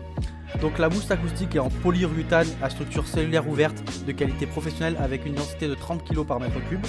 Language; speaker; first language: French; native; French